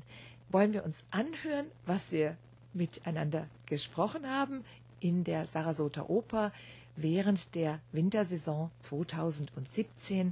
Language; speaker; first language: German; native; German